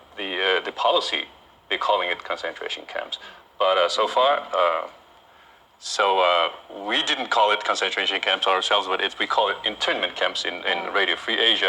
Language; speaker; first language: English; non-native, fluent; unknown